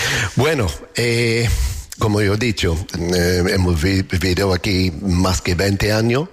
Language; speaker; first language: Spanish; non-native, fluent; English